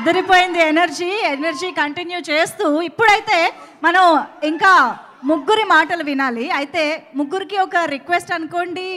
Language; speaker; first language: Telugu; native; Telugu